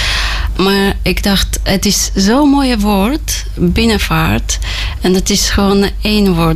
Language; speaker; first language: Dutch; non-native, learner; Polish